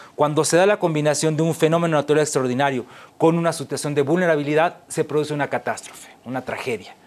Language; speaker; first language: Spanish; native; Spanish